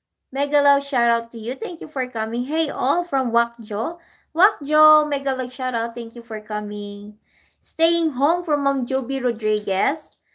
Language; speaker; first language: English; non-native, local second language; Filipino